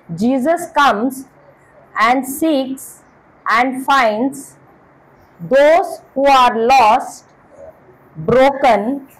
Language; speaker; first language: English; non-native, local second language; Marathi